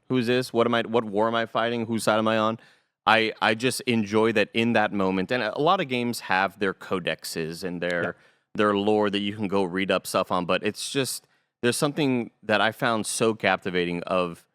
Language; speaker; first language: English; native; English